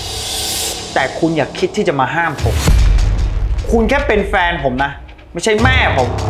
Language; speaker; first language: Thai; native; Thai